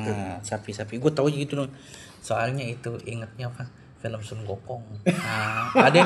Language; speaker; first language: Indonesian; native; Indonesian